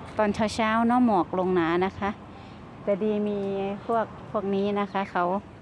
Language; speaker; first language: Thai; native; Thai